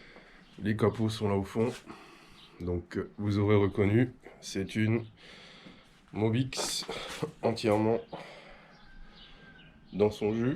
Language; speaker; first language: French; native; French